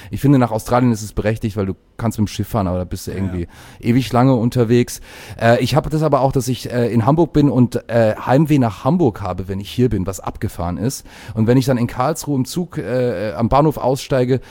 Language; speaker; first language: German; early bilingual, other home language; English